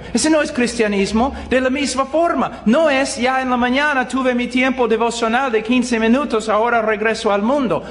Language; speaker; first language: Spanish; non-native, fluent; English